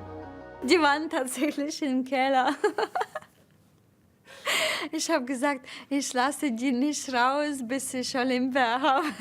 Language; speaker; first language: German; non-native, fluent; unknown